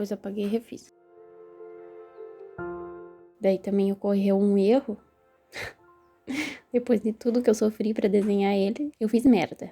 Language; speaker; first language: Portuguese; native; Portuguese